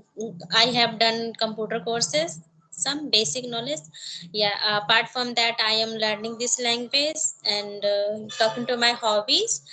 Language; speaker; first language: English; non-native, learner; Hindi